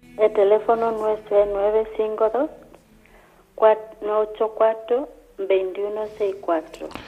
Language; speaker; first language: Spanish; non-native, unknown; Kamba